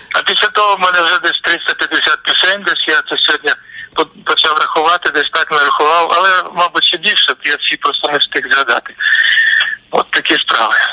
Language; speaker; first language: Ukrainian; native; Ukrainian